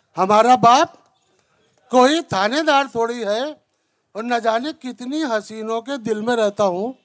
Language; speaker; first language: Urdu; native; Urdu